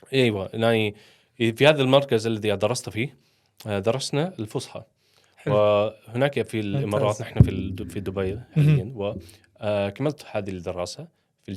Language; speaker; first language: Arabic; non-native, learner; Swedish